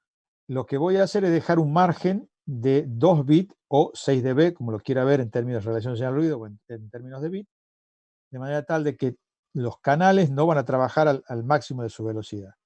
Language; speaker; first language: Spanish; native; Spanish